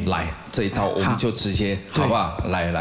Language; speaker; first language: Chinese; native; Chinese